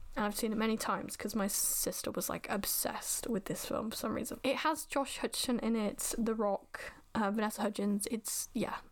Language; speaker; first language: English; native; English